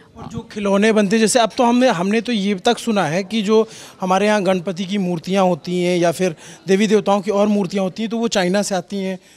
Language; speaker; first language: Hindi; native; Hindi